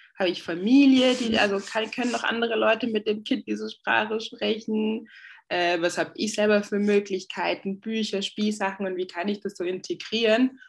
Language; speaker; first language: German; non-native, fluent; French